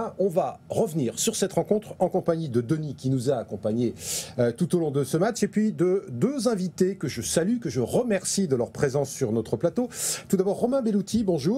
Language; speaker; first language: French; native; French